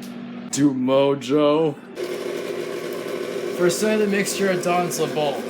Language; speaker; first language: French; non-native, learner; English